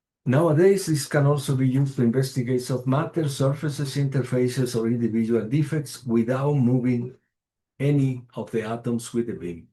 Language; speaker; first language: English; non-native, fluent; Spanish